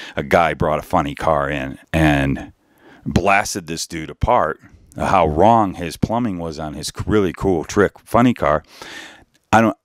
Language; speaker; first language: English; native; English